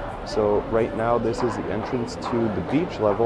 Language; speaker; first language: English; native; English